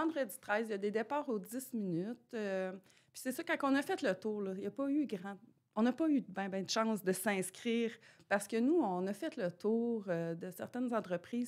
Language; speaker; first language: French; native; French